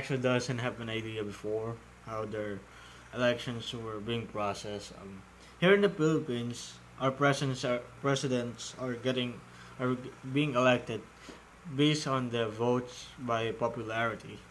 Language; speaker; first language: English; non-native, local second language; Filipino